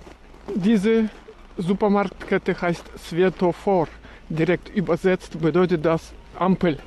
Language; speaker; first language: German; non-native, fluent; Russian